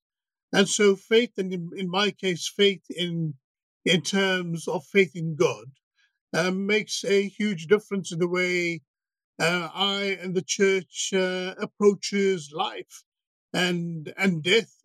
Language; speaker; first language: English; native; English